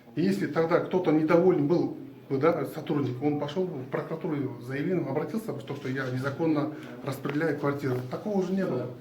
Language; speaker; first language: Russian; non-native, local second language; Kyrgyz